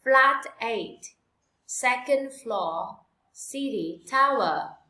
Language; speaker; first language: English; non-native, fluent; Vietnamese